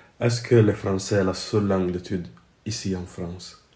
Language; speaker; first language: French; non-native, fluent; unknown